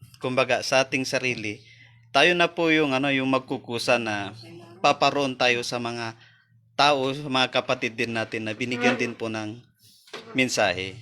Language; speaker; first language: Filipino; native; Filipino